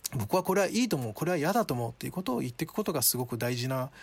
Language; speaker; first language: Japanese; early bilingual, other home language; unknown